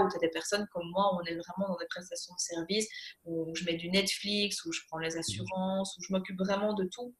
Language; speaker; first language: French; native; French